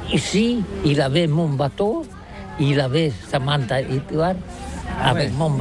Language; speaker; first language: French; non-native, learner; Catalan